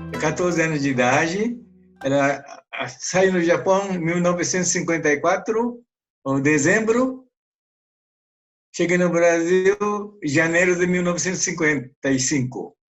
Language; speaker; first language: Portuguese; non-native, fluent; Japanese